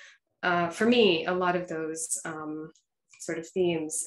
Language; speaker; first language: English; native; English